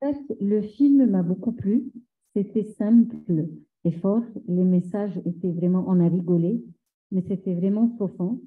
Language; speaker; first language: French; non-native, fluent; Arabic